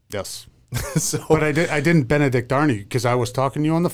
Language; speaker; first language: English; native; English